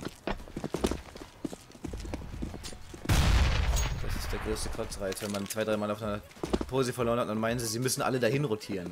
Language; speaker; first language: German; native; German